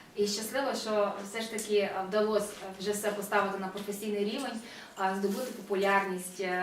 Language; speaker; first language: Ukrainian; native; Ukrainian